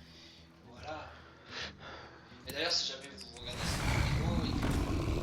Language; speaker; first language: French; native; French